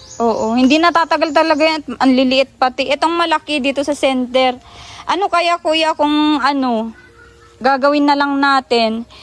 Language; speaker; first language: Filipino; native; Filipino